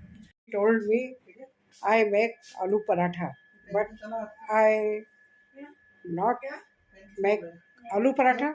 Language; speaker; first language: English; non-native, learner; Hindi